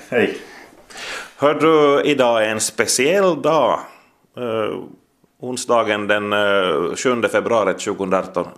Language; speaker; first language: Swedish; native; Swedish